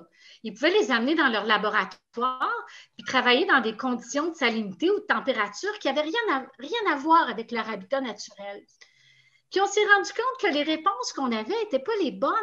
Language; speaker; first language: French; native; French